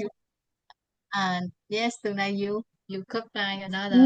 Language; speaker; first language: English; non-native, learner; Vietnamese